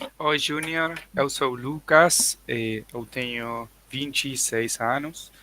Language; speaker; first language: Portuguese; non-native, learner; Spanish